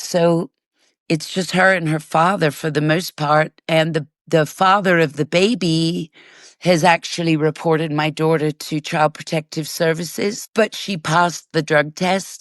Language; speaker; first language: English; native; English